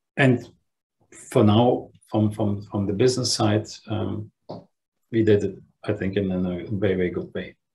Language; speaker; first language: English; non-native, fluent; German